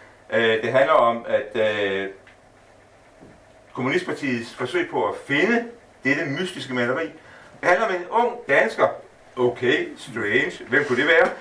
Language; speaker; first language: Danish; native; Danish